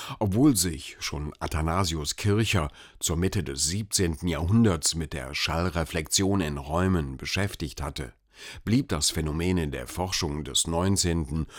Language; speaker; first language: German; native; German